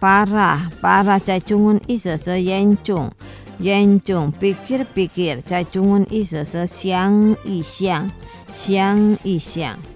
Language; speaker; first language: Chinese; non-native, learner; Indonesian